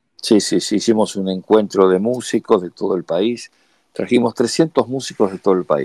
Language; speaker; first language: Spanish; native; Spanish